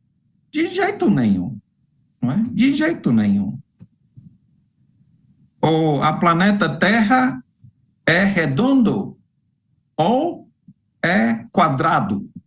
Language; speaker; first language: Portuguese; non-native, fluent; English